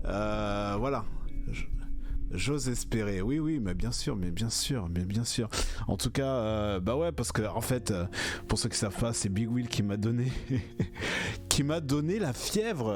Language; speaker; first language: French; native; French